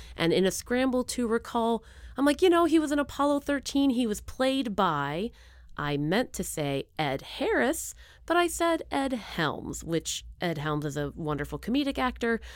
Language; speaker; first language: English; native; English